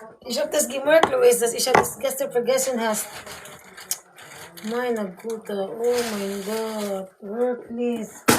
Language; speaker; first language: German; non-native, learner; Cebuano